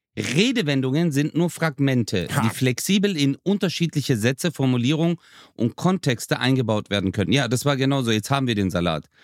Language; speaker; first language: German; early bilingual, other home language; Turkish